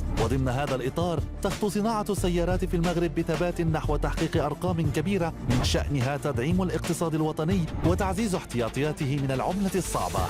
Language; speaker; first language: Arabic; native; Arabic